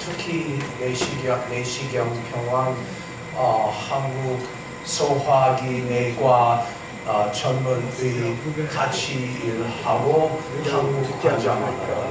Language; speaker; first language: Korean; non-native, learner; English